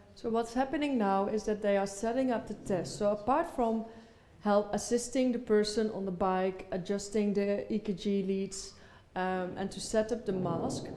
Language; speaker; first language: English; non-native, fluent; Dutch